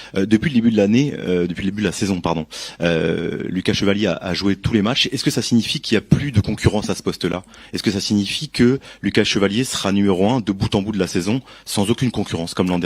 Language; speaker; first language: French; native; French